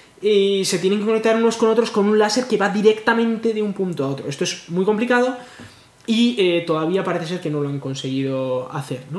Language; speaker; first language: Spanish; native; Spanish